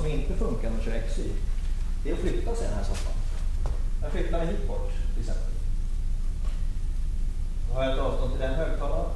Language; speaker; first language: Swedish; native; Swedish